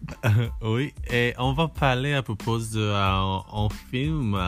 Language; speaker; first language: French; non-native, learner; English